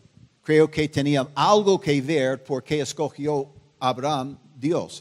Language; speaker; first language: Spanish; non-native, fluent; English